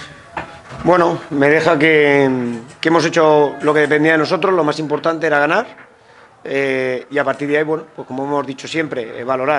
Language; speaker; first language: Spanish; native; Spanish